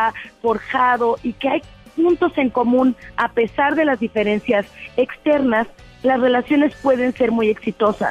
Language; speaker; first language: Spanish; native; Spanish